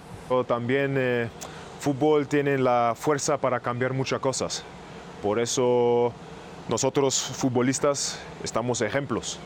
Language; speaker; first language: Spanish; non-native, learner; German